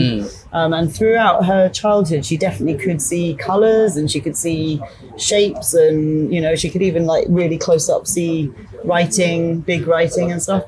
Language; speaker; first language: English; native; English